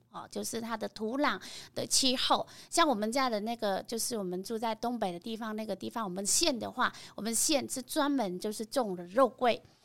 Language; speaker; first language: Chinese; non-native, fluent; Vietnamese